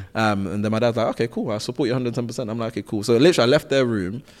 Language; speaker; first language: English; native; English